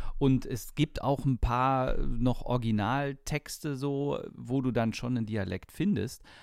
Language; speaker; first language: German; native; German